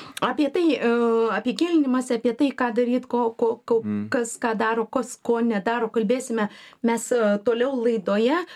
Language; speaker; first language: Lithuanian; native; Lithuanian